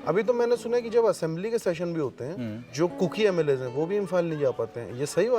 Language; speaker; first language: Hindi; native; Hindi